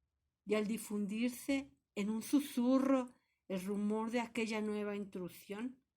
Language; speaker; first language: Spanish; native; Spanish